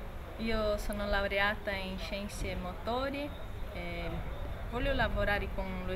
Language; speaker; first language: Italian; non-native, fluent; Portuguese